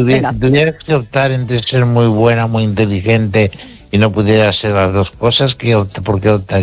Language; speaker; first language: Spanish; native; Spanish